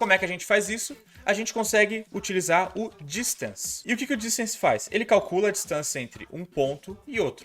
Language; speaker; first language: Portuguese; native; Portuguese